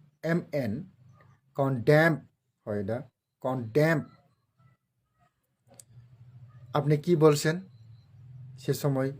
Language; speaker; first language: Bangla; non-native, local second language; Kok Borok